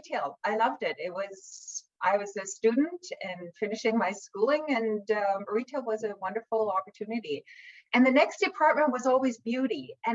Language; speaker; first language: English; non-native, fluent; German